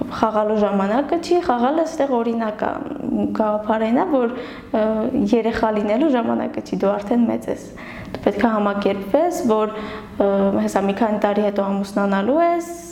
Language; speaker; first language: Armenian; non-native, local second language; Kurdish